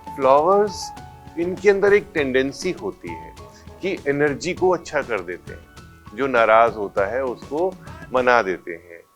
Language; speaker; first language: Hindi; native; Hindi